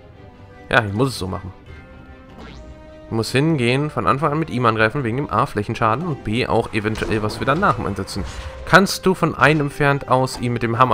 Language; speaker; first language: German; native; German